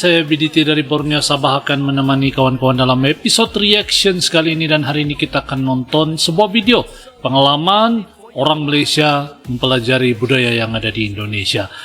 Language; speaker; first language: Malay; native; Malay